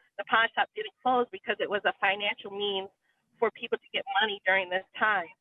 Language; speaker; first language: English; native; English